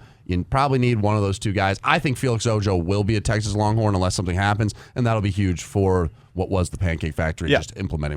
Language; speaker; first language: English; native; English